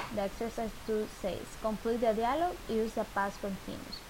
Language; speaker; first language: English; non-native, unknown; Spanish